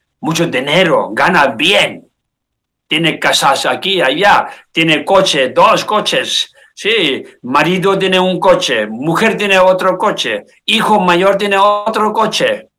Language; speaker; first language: Spanish; non-native, learner; Tibetan